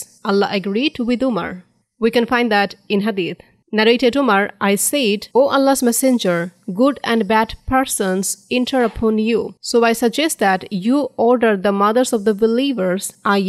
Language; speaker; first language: English; non-native, fluent; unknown